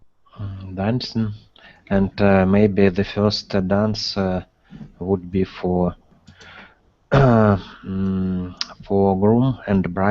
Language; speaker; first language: English; non-native, learner; Russian